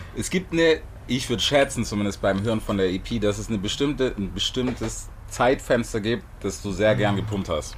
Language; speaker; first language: German; native; German